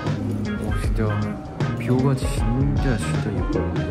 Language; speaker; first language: Korean; non-native, fluent; Thai